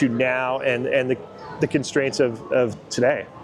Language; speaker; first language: English; native; English